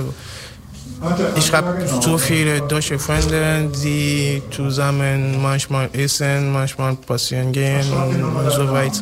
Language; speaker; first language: German; non-native, learner; French